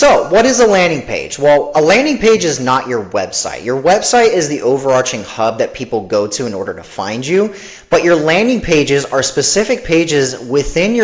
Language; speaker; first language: English; native; English